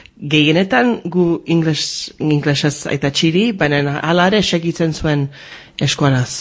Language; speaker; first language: Basque; early bilingual, heritage; English